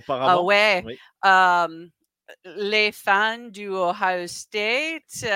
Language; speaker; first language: French; non-native, learner; English